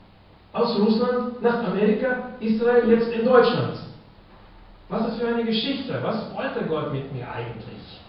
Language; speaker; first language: German; non-native, fluent; Russian